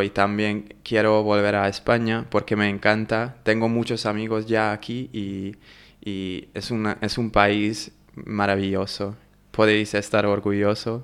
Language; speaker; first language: Spanish; non-native, fluent; Hungarian